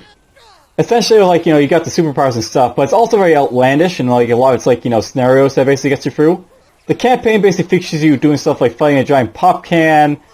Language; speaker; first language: English; native; English